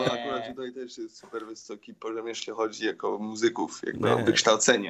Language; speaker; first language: Polish; early bilingual, heritage; Polish